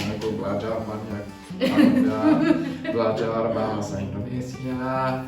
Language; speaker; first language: Indonesian; non-native, learner; German